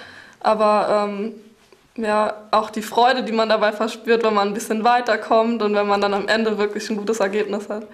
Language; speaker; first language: German; native; German